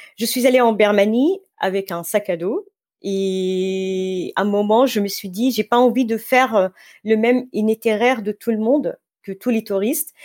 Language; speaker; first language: French; non-native, fluent; Arabic